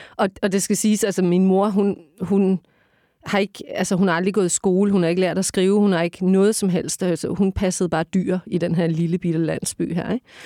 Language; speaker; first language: Danish; early bilingual, other home language; Turkish